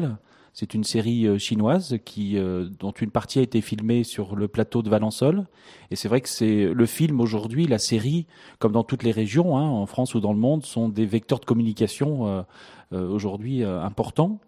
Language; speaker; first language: French; native; French